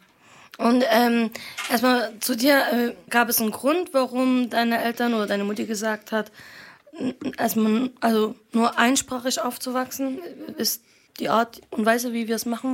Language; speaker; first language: German; early bilingual, other home language; Arabic